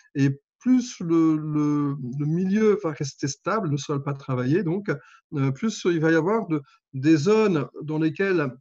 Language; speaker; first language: French; native; French